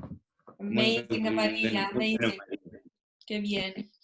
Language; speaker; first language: Spanish; non-native, learner; Russian